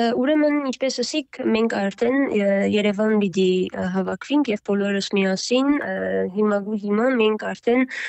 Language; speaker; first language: Armenian; early bilingual, heritage; Armenian